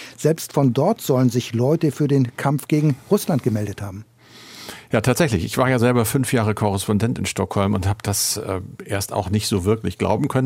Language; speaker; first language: German; native; German